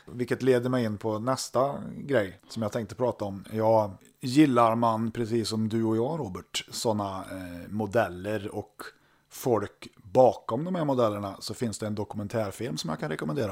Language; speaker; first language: Swedish; native; Swedish